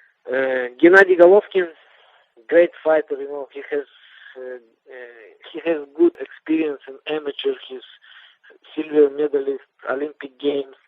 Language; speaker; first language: English; non-native, learner; Russian